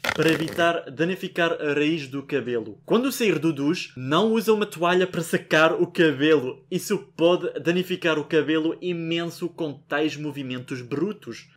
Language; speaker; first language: Portuguese; non-native, fluent; French